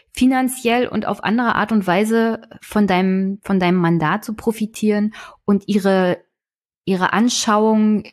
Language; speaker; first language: German; native; German